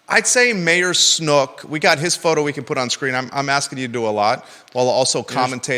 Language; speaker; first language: English; native; English